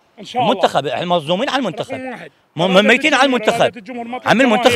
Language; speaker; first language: Arabic; native; Arabic